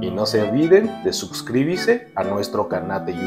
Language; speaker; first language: Spanish; native; Spanish